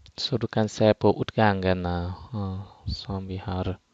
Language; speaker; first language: Norwegian; non-native, fluent; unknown